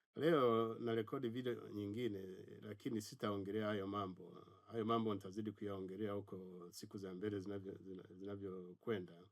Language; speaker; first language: Swahili; non-native, local second language; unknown